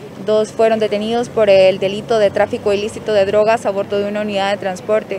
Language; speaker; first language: Spanish; native; Spanish